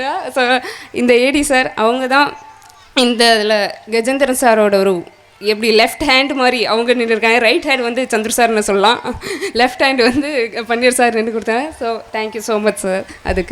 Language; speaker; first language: Tamil; non-native, learner; Malayalam